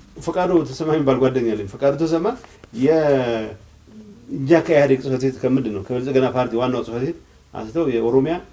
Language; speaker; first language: Amharic; non-native, local second language; Tigrinya